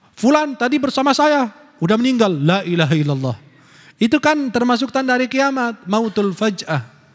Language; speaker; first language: Indonesian; non-native, fluent; Arabic